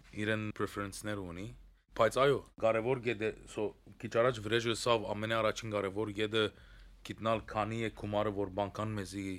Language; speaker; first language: Armenian; early bilingual, heritage; Armenian